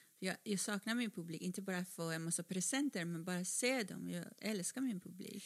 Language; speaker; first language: Swedish; non-native, fluent; Persian